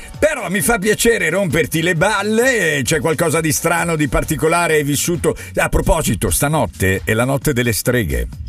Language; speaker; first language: Italian; native; Italian